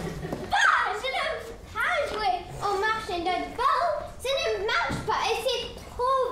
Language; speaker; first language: French; non-native, learner; English